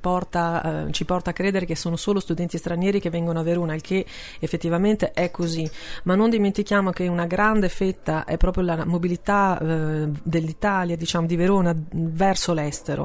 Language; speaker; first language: Italian; native; Italian